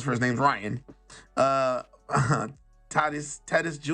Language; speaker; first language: English; native; English